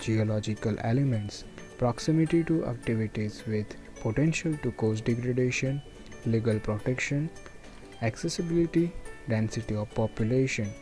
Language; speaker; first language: English; non-native, fluent; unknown